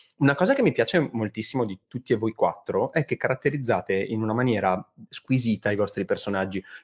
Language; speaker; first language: Italian; native; Italian